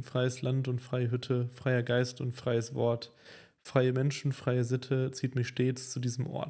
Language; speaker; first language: German; native; German